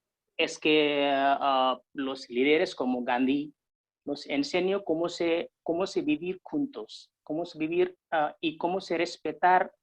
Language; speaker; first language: Spanish; non-native, fluent; Hindi